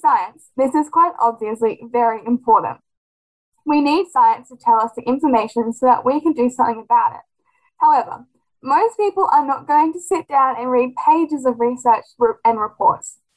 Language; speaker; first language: English; native; English